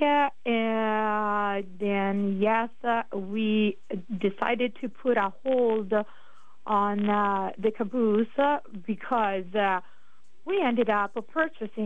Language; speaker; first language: English; non-native, fluent; Italian